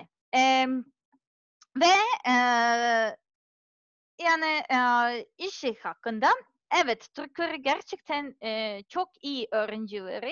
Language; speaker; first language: Turkish; non-native, learner; Serbian